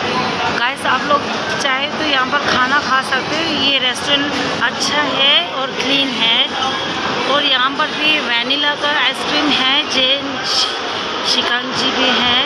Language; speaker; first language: Hindi; non-native, local second language; Tibetan